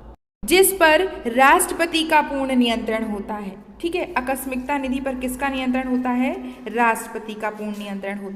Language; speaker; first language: Hindi; native; Hindi